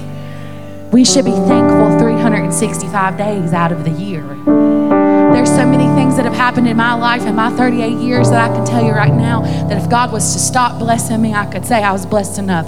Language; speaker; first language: English; native; English